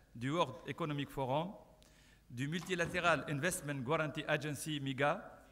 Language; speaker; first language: French; non-native, local second language; Arabic